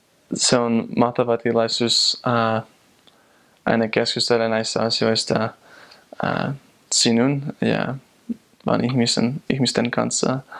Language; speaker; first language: Finnish; non-native, fluent; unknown